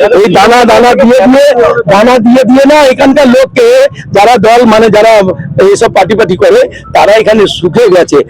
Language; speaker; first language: Bangla; non-native, local second language; Urdu